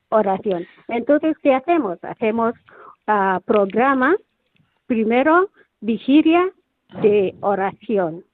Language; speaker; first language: Spanish; non-native, learner; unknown